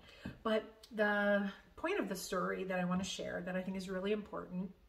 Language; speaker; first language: English; native; English